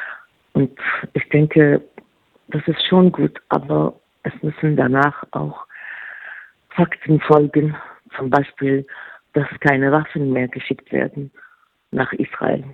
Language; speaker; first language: German; non-native, fluent; Arabic